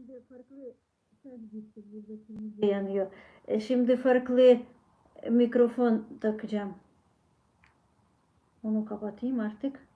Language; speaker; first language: Turkish; non-native, fluent; Ukrainian